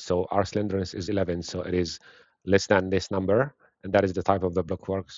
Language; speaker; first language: English; non-native, fluent; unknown